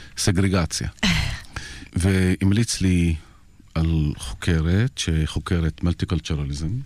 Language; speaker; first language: Hebrew; non-native, local second language; Arabic